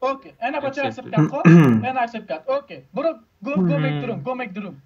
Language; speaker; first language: English; non-native, learner; Uzbek